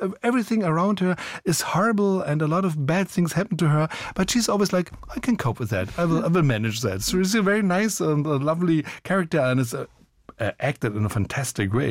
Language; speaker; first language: English; non-native, fluent; German